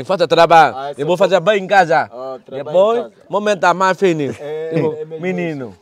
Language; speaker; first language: Portuguese; non-native, learner; Vietnamese